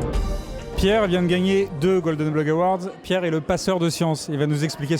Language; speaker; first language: French; native; French